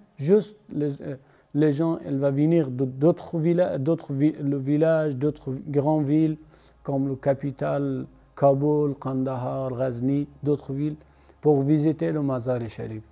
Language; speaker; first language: French; non-native, learner; Persian